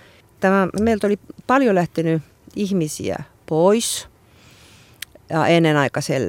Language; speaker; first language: Finnish; native; Finnish